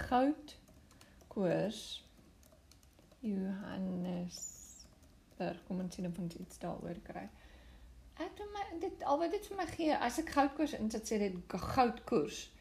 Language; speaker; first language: Afrikaans; native; Afrikaans